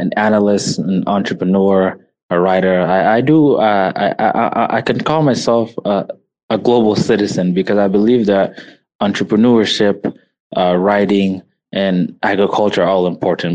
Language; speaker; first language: English; native; English